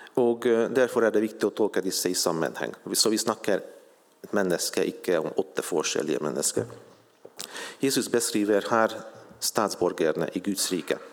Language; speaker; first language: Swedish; non-native, fluent; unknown